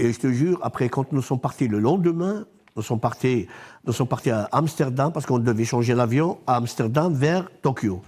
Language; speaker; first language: French; non-native, local second language; Arabic